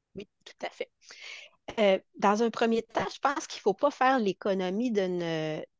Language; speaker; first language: French; native; French